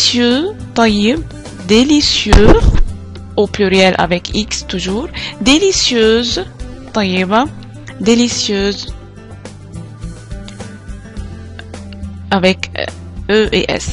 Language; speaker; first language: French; non-native, fluent; Arabic